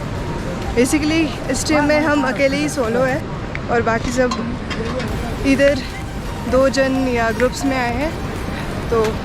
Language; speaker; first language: Hindi; non-native, local second language; Bangla